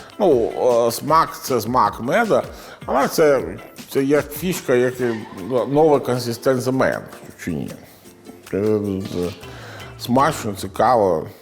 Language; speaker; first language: Ukrainian; non-native, learner; Italian